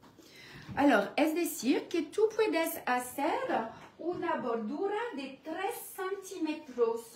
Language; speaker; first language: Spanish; non-native, learner; French